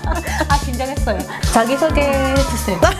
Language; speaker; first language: Korean; non-native, learner; Indonesian